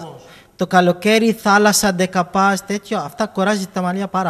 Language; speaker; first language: Greek; non-native, fluent; Arabic